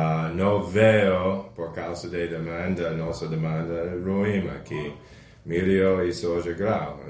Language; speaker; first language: Portuguese; non-native, fluent; English